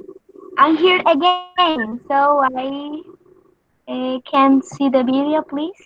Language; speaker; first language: English; non-native, learner; Spanish